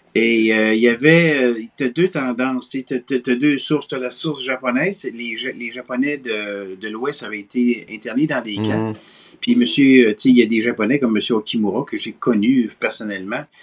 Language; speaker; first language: French; native; French